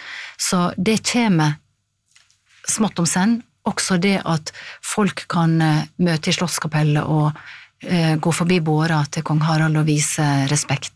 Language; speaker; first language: Norwegian; native; Norwegian